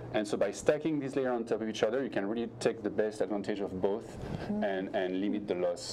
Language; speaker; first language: English; non-native, fluent; French